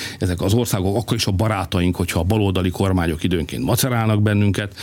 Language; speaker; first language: Hungarian; native; Hungarian